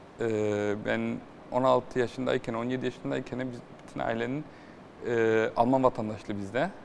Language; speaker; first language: Turkish; early bilingual, heritage; Turkish